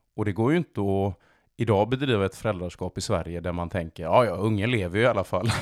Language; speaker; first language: Swedish; native; Swedish